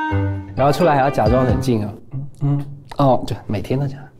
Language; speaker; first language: Chinese; native; Chinese